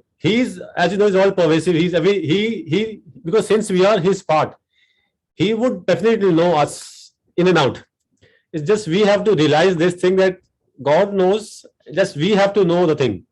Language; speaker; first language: English; non-native, local second language; Hindi